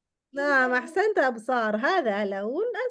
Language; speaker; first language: Arabic; non-native, fluent; Urdu